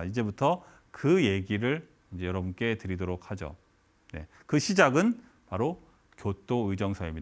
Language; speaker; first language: Korean; native; Korean